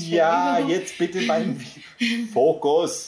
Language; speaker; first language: German; native; German